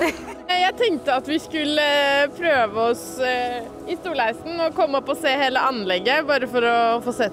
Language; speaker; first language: Norwegian; native; Norwegian